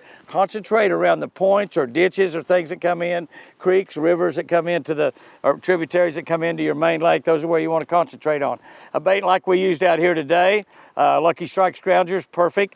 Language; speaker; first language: English; native; English